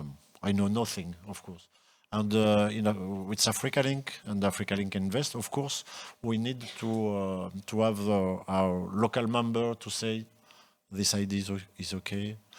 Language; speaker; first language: English; non-native, local second language; French